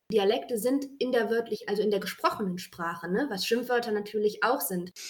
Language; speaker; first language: German; native; German